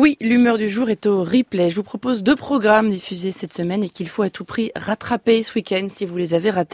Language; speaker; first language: French; native; French